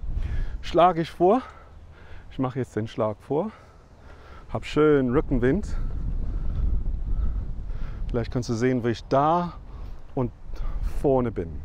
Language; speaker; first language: German; non-native, fluent; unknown